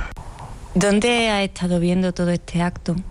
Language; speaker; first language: Spanish; native; Spanish